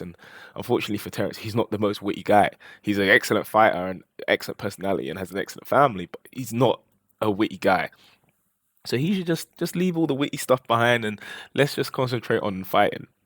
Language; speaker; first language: English; native; English